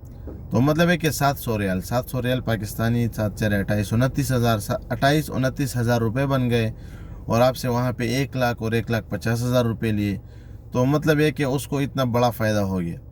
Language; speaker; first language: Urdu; non-native, local second language; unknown